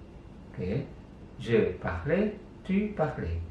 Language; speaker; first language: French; non-native, fluent; Indonesian